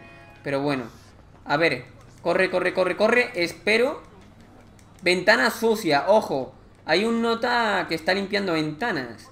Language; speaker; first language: Spanish; native; Spanish